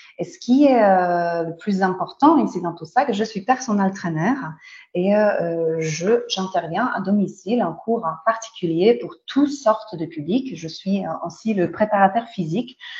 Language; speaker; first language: French; non-native, fluent; Polish